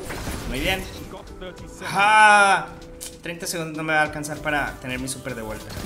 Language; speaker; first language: Spanish; native; Spanish